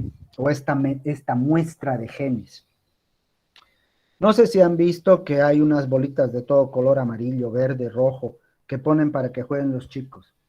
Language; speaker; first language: Spanish; native; Spanish